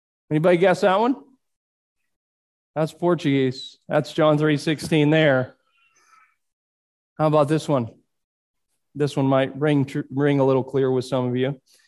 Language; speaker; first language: English; early bilingual, other home language; Spanish